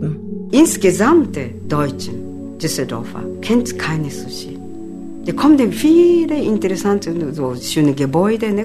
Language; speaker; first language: German; non-native, learner; Japanese